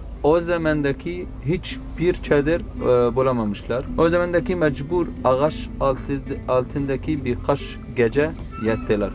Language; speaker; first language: Turkish; non-native, fluent; Arabic